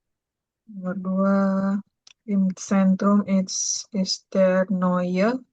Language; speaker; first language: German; non-native, learner; Indonesian